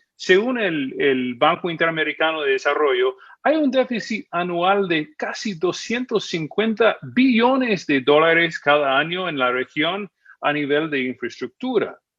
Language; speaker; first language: Spanish; non-native, fluent; English